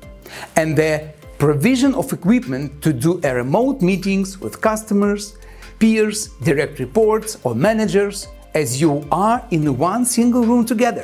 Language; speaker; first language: English; non-native, fluent; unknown